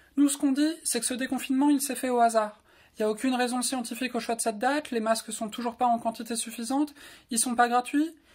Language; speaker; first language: French; native; French